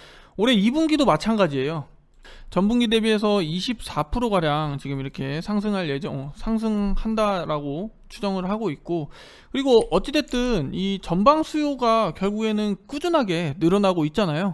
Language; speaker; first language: Korean; native; Korean